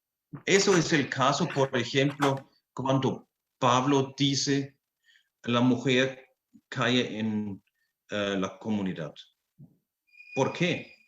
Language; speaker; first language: Spanish; non-native, fluent; German